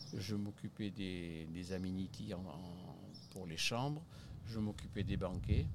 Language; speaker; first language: French; native; French